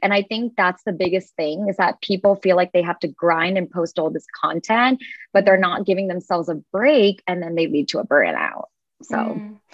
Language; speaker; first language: English; native; English